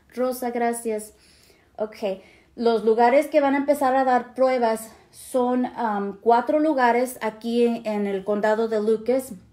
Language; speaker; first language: Spanish; early bilingual, heritage; Spanish